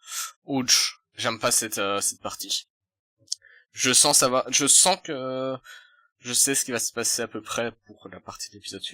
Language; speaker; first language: French; native; French